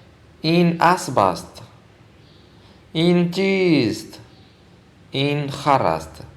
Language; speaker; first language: Persian; non-native, fluent; Urdu